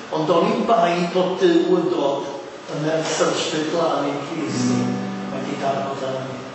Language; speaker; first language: Welsh; native; Welsh